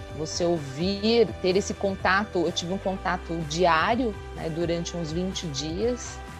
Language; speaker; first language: Portuguese; native; Portuguese